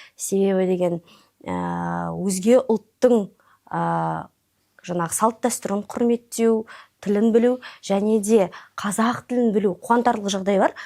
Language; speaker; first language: Kazakh; non-native, local second language; Russian